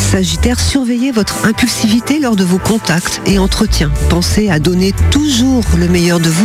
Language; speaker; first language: French; native; French